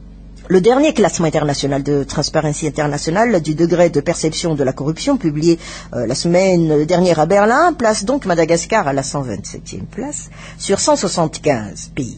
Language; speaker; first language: French; non-native, local second language; Malagasy